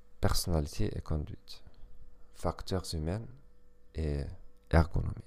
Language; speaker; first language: French; non-native, fluent; German